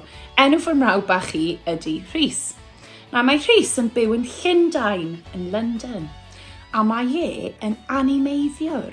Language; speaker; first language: Welsh; native; Welsh